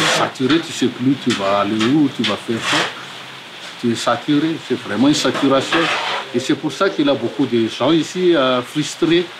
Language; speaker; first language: French; non-native, local second language; Malagasy